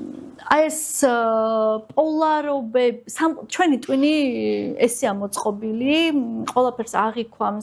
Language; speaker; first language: Georgian; native; Georgian